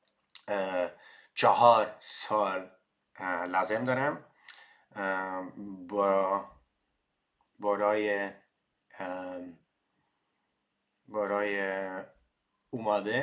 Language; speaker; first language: Persian; non-native, learner; Dutch